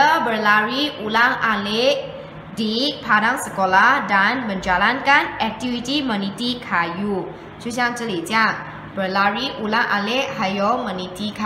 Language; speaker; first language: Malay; non-native, local second language; Chinese